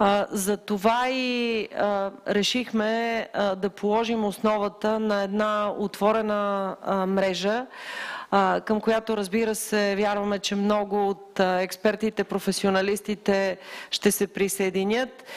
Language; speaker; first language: Bulgarian; native; Bulgarian